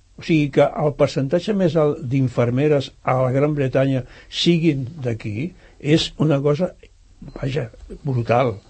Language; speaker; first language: Catalan; native; Catalan